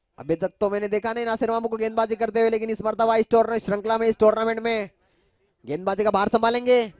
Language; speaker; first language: Hindi; non-native, local second language; Marathi